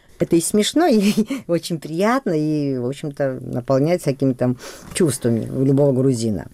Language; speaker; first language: Russian; non-native, local second language; Georgian